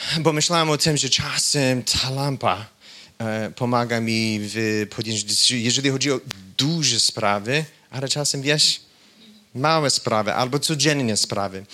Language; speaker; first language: Polish; non-native, fluent; English